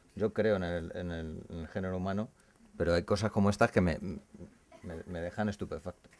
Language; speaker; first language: Spanish; native; Spanish